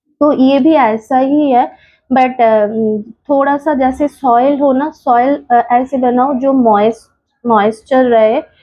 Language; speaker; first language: Hindi; non-native, local second language; Bangla